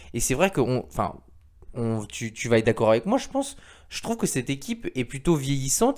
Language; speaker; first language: French; native; French